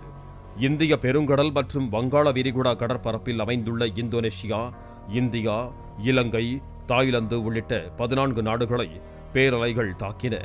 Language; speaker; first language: Tamil; native; Tamil